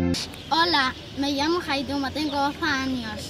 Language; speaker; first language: Spanish; non-native, learner; Arabic